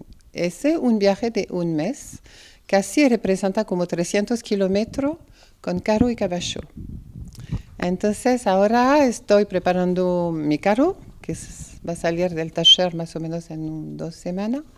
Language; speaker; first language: Spanish; non-native, fluent; French